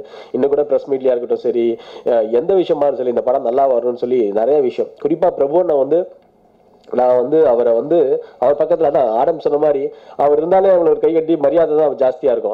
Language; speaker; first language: Tamil; native; Tamil